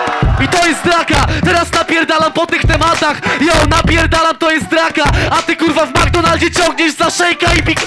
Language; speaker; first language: Polish; native; Polish